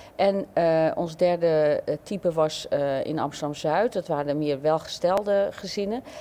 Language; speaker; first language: Dutch; native; Dutch